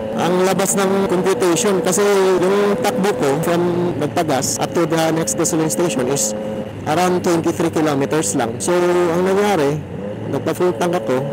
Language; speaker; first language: Filipino; non-native, local second language; Cebuano